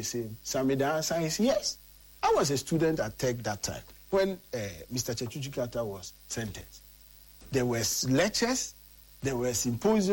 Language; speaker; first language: English; non-native, local second language; Akan